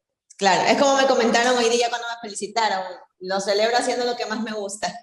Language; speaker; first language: Spanish; native; Spanish